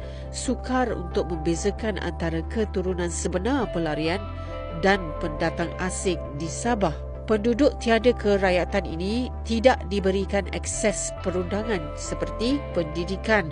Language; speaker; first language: Malay; native; Malay